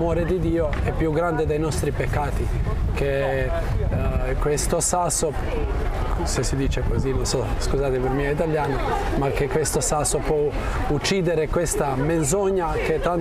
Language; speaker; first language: Italian; non-native, fluent; Croatian